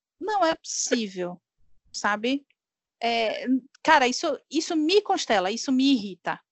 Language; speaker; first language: Portuguese; native; Portuguese